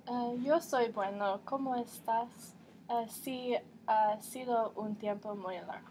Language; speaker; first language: Spanish; non-native, learner; English